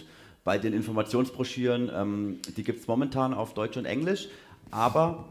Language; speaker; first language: German; native; German